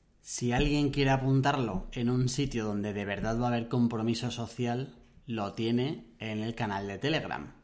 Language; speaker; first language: Spanish; native; Spanish